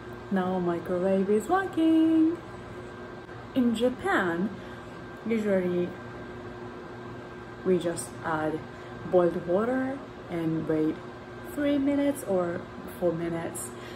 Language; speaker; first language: English; non-native, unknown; Japanese